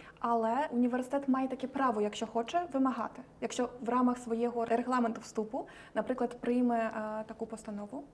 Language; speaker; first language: Ukrainian; native; Ukrainian